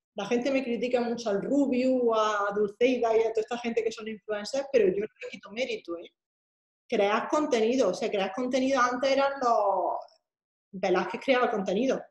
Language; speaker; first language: Spanish; native; Spanish